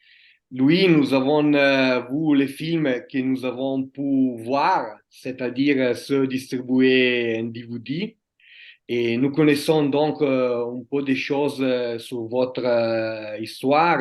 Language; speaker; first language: French; non-native, fluent; Italian